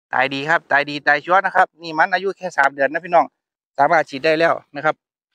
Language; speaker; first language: Thai; native; Thai